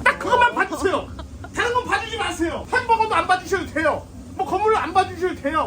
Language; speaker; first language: Korean; native; Korean